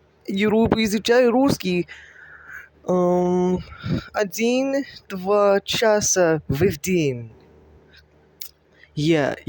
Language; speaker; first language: Russian; non-native, learner; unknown